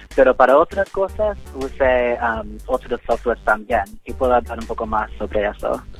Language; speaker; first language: Spanish; non-native, fluent; English